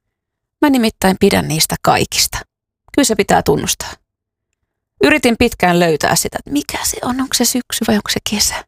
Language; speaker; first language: Finnish; native; Finnish